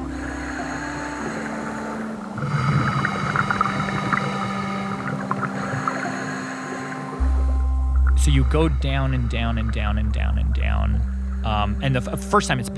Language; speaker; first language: English; native; English